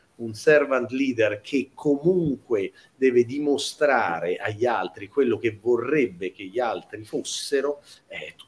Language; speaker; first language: Italian; native; Italian